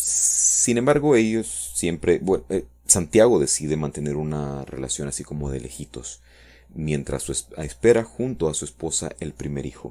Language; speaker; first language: Spanish; native; Spanish